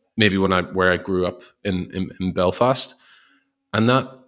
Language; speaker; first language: English; native; English